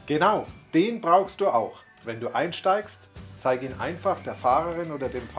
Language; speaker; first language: German; native; German